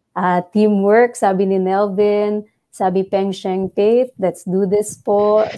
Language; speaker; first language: Filipino; non-native, local second language; Bikol